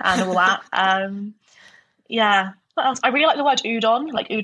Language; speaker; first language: English; native; English